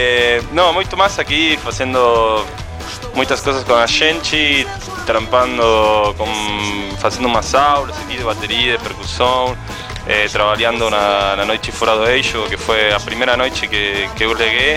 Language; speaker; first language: Portuguese; non-native, fluent; Spanish